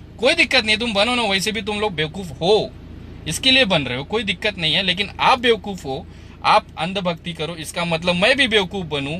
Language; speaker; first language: Hindi; native; Hindi